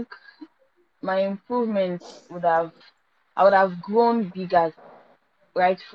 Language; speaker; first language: English; non-native, local second language; Igbo